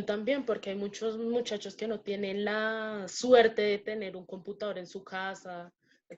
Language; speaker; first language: Spanish; native; Spanish